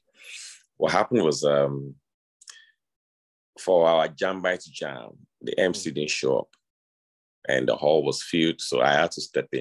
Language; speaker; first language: English; non-native, local second language; Yoruba